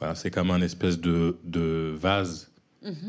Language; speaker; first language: French; native; French